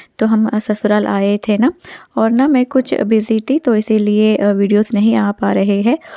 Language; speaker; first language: Hindi; non-native, local second language; Telugu